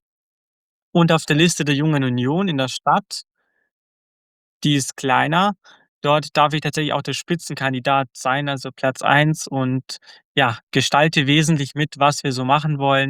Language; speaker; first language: German; early bilingual, other home language; Croatian